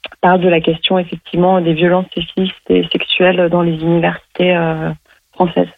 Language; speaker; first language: French; native; French